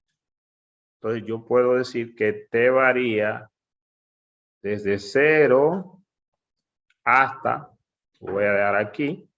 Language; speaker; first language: Spanish; native; Spanish